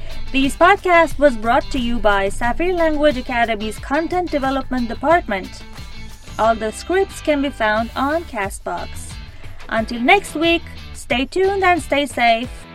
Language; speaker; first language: English; non-native, fluent; Persian